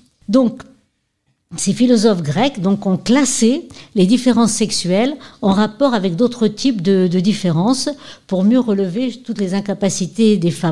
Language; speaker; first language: French; native; French